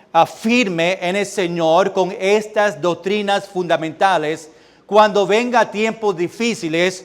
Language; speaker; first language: Spanish; early bilingual, heritage; Spanish